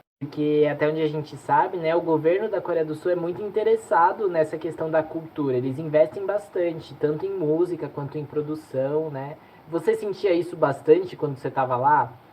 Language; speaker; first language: Portuguese; native; Portuguese